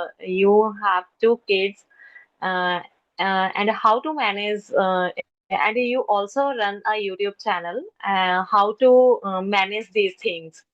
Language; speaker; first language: English; non-native, local second language; Hindi